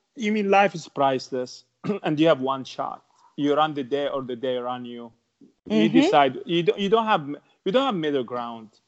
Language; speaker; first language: English; non-native, learner; Arabic